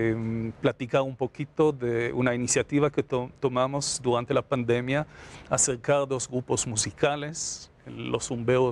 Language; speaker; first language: Spanish; non-native, fluent; Hebrew